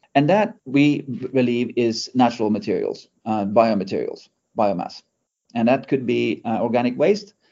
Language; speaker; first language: English; non-native, fluent; Norwegian